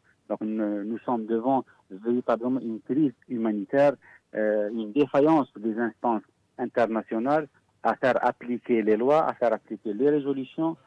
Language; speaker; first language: French; non-native, local second language; Arabic